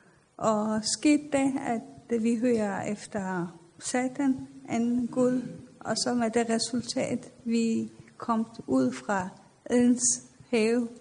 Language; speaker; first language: Danish; non-native, fluent; Persian